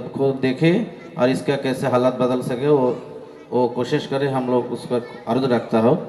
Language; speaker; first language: Hindi; non-native, local second language; Bangla